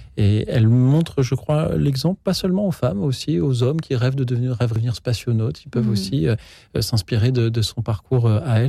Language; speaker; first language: French; native; French